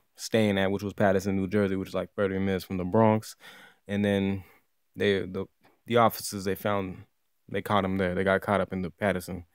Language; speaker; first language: English; native; English